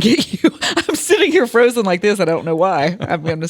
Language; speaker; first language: English; native; English